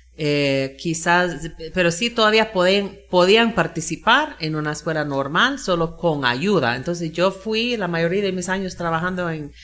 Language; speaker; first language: Spanish; non-native, fluent; English